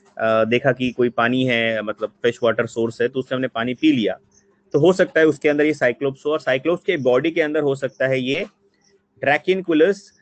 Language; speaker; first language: Hindi; non-native, local second language; Bangla